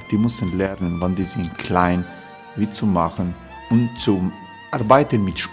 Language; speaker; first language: German; non-native, fluent; Croatian